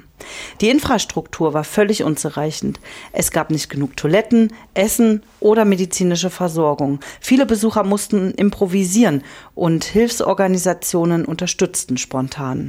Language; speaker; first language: German; native; German